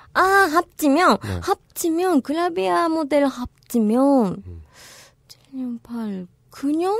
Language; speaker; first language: Korean; non-native, learner; Japanese